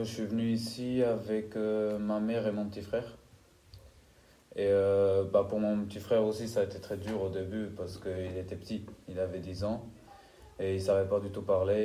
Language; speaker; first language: French; non-native, fluent; Albanian